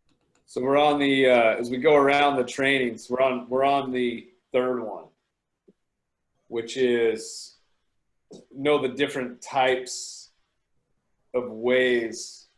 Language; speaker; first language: English; native; English